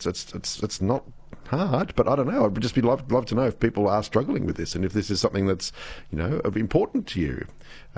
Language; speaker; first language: English; native; English